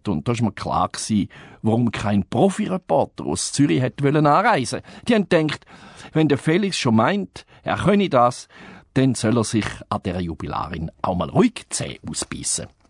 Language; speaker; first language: German; native; German